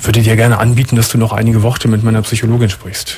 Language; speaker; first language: German; native; German